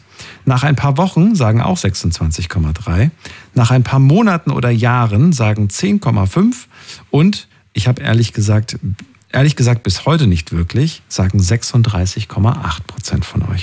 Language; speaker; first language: German; native; German